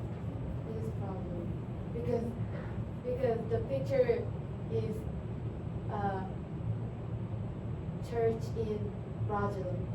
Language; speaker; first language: English; non-native, learner; Korean